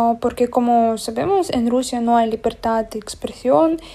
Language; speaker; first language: Spanish; non-native, fluent; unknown